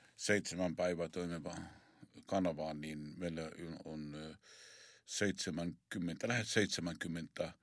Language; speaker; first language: Finnish; non-native, fluent; Arabic